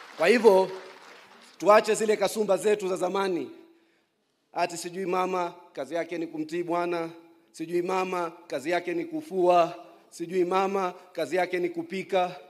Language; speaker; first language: Swahili; native; Swahili